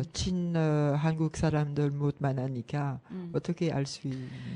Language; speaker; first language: Korean; non-native, learner; French